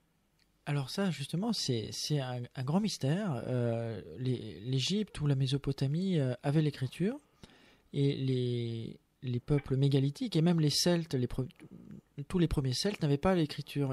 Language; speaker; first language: French; native; French